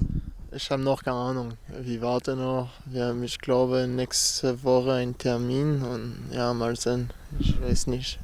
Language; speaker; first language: German; non-native, learner; French